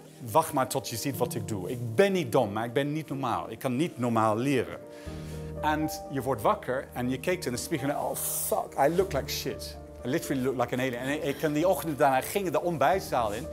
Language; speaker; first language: Dutch; non-native, fluent; English